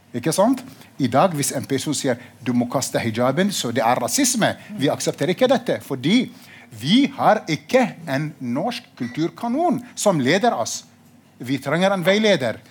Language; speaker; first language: Norwegian; non-native, fluent; Arabic